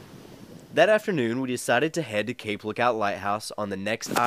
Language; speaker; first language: English; native; English